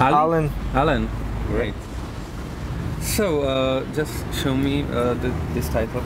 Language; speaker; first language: English; non-native, fluent; Czech